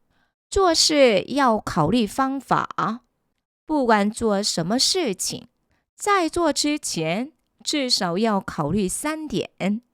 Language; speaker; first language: Chinese; non-native, fluent; Korean